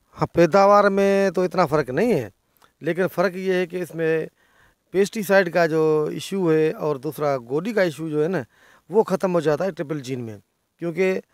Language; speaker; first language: Urdu; non-native, local second language; Sindhi